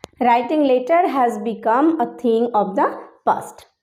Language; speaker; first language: English; non-native, local second language; Bangla